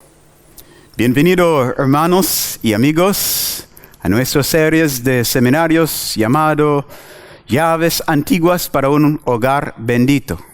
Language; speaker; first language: Spanish; non-native, learner; English